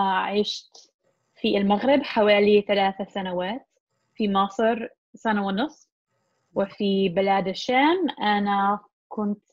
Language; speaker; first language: Arabic; non-native, fluent; English